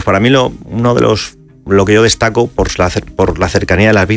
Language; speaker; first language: Spanish; native; Spanish